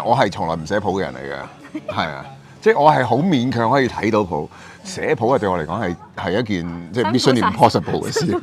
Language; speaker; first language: Cantonese; native; Cantonese